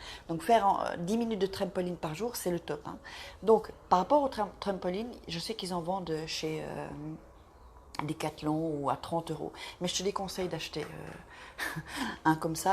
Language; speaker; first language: French; native; French